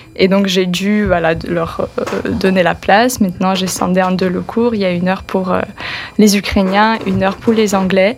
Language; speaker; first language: French; non-native, fluent; Russian